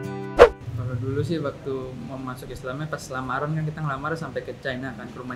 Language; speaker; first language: Indonesian; native; Indonesian